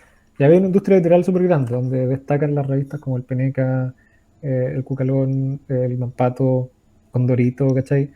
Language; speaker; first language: Spanish; native; Spanish